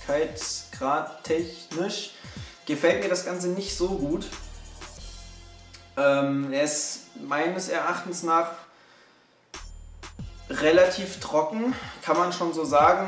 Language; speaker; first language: German; native; German